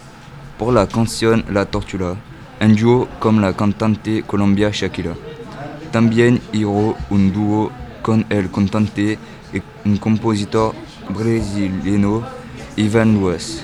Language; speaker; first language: Spanish; non-native, learner; French